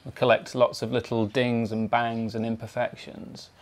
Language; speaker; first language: English; native; English